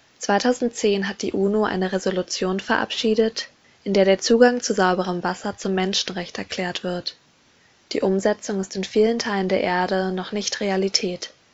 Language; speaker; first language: German; native; German